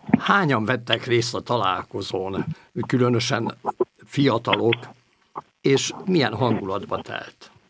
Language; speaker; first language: Hungarian; native; Hungarian